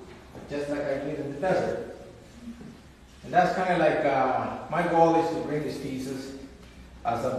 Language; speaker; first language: English; non-native, fluent; Spanish